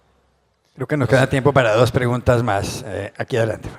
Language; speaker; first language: Spanish; native; Spanish